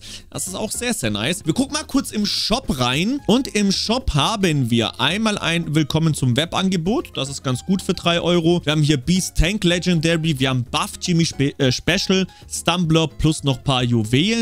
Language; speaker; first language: German; native; German